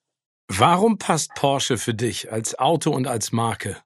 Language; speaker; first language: German; native; German